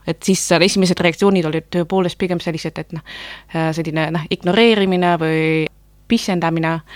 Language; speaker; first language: Estonian; non-native, fluent; German